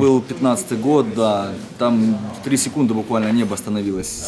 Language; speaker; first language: Russian; native; Russian